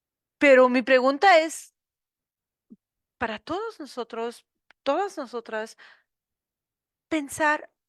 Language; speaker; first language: Spanish; non-native, learner; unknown